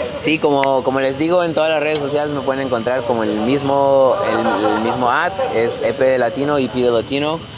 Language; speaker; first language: Spanish; early bilingual, heritage; Spanish